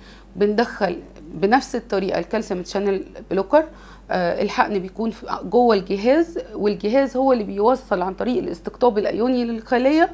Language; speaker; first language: Arabic; native; Arabic